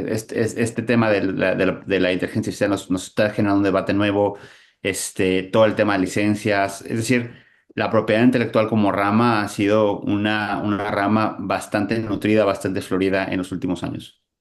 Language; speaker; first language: Spanish; native; Spanish